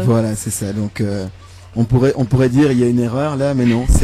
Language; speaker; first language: French; native; French